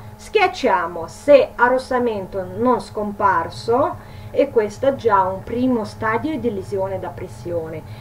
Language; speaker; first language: Italian; non-native, learner; Russian